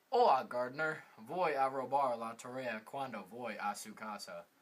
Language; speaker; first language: Spanish; non-native, learner; English